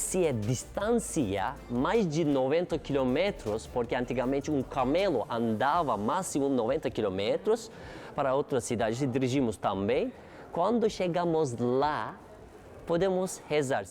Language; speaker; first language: Portuguese; non-native, learner; Turkish